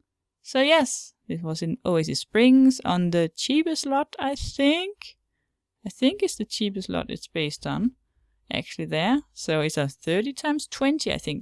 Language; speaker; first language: English; non-native, fluent; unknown